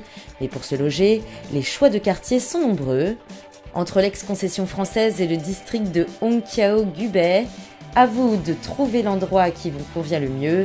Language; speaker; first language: French; native; French